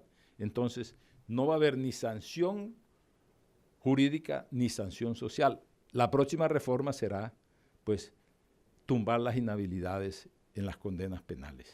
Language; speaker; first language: Spanish; native; Spanish